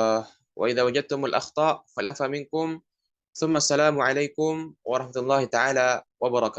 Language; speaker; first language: Arabic; non-native, learner; Indonesian